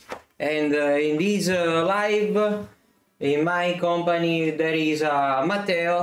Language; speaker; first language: English; non-native, learner; Italian